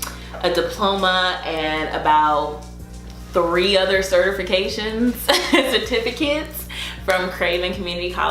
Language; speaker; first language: English; native; English